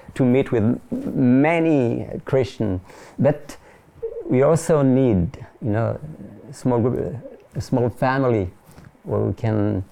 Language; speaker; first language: English; non-native, fluent; French